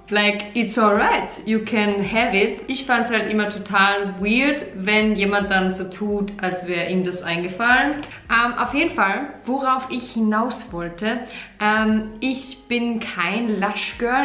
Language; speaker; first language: German; native; German